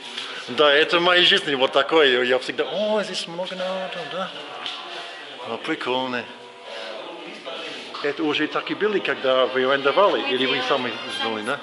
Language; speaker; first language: Russian; non-native, learner; English